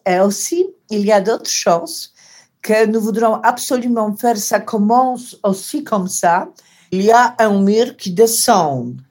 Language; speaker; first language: French; non-native, learner; Polish